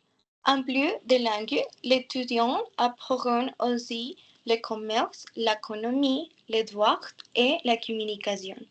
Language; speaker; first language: French; non-native, learner; Spanish